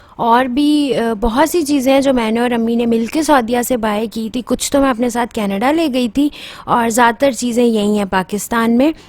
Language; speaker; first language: Urdu; native; Urdu